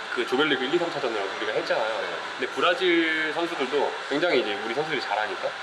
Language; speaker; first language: Korean; native; Korean